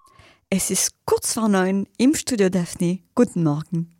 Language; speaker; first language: German; native; German